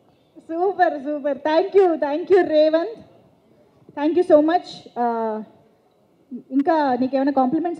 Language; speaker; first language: Telugu; native; Telugu